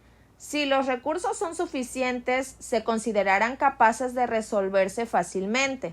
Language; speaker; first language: Spanish; native; Spanish